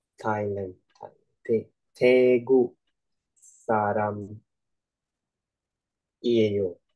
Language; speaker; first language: Korean; non-native, learner; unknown